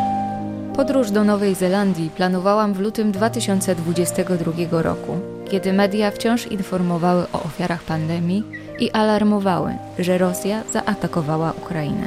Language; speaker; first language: Polish; native; Polish